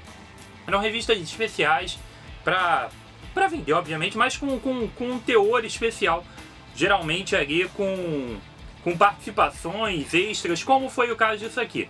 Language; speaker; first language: Portuguese; native; Portuguese